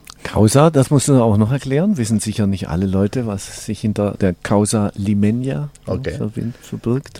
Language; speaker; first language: German; native; German